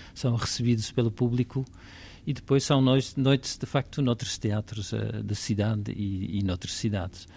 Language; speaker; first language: Portuguese; non-native, fluent; Dutch